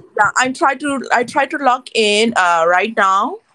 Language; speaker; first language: English; non-native, fluent; Burmese